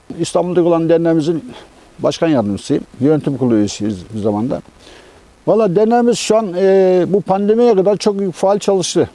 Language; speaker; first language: Turkish; native; Turkish